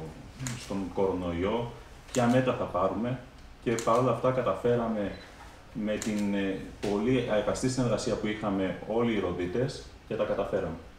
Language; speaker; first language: Greek; native; Greek